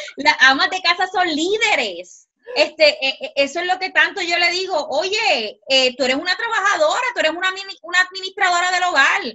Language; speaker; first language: Spanish; native; Spanish